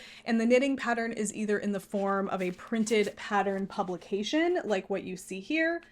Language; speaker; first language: English; native; English